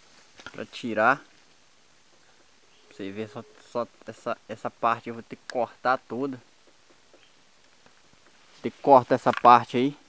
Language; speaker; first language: Portuguese; native; Portuguese